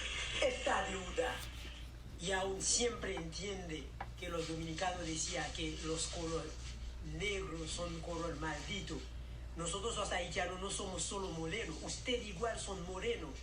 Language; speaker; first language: Spanish; non-native, learner; Haitian Creole